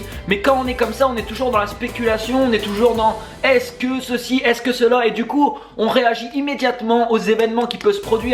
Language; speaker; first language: French; native; French